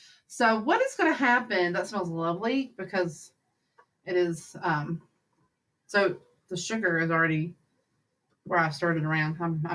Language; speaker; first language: English; native; English